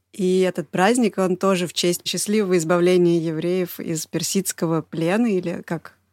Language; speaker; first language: Russian; native; Russian